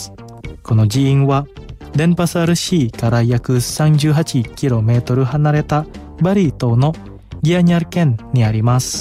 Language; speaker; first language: Japanese; non-native, fluent; Indonesian